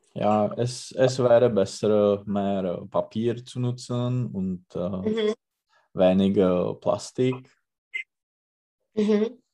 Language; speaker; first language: German; non-native, learner; Czech